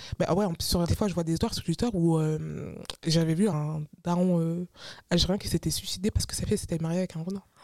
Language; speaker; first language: French; early bilingual, other home language; Arabic